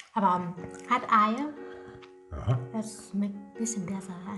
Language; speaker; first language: German; non-native, learner; Vietnamese